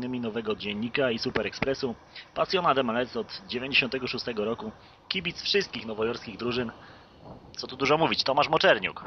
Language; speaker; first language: Polish; native; Polish